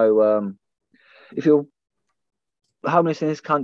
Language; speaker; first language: English; native; English